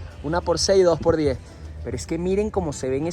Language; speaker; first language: Spanish; native; Spanish